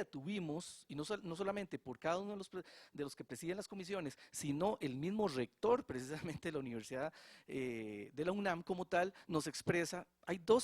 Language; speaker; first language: Spanish; native; Spanish